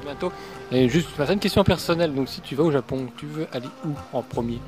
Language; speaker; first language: French; native; French